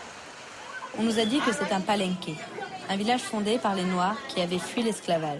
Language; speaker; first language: French; native; French